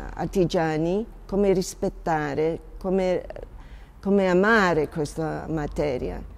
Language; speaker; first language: Italian; non-native, fluent; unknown